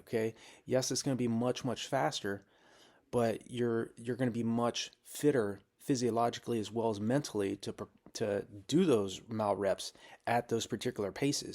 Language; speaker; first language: English; native; English